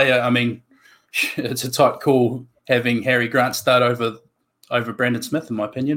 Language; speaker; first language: English; native; English